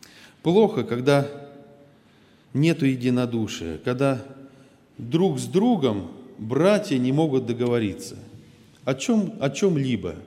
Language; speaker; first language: Russian; native; Russian